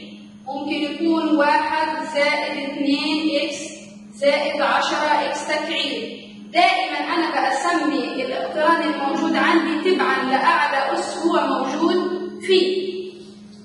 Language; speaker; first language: Arabic; native; Arabic